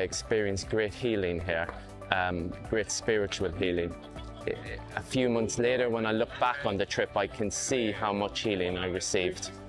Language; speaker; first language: English; native; English